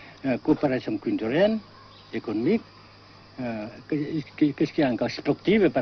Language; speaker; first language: French; non-native, fluent; Vietnamese